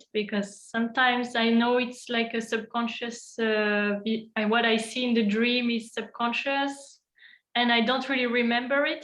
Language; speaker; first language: English; non-native, fluent; French